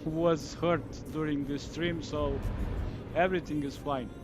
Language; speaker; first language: English; non-native, fluent; Romanian